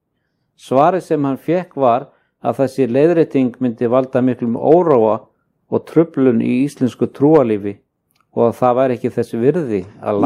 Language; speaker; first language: Icelandic; native; Icelandic